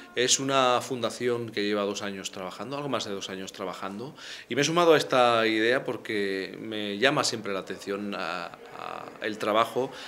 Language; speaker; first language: Spanish; native; Spanish